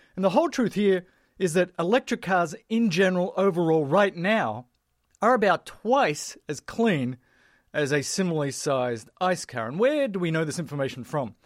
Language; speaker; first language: English; native; English